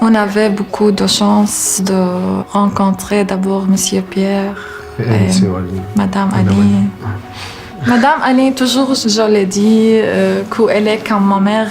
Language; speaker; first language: French; non-native, learner; Arabic